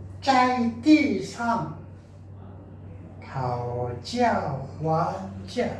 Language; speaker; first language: Chinese; non-native, learner; Korean